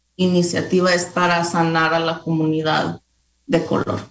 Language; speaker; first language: Spanish; early bilingual, heritage; Spanish